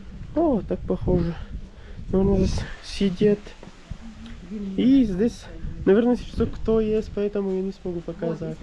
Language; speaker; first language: Russian; non-native, learner; Urdu